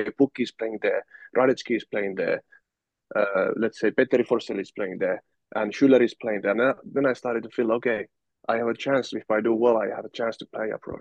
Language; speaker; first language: English; non-native, fluent; Finnish